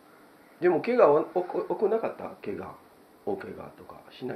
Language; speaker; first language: Japanese; non-native, fluent; French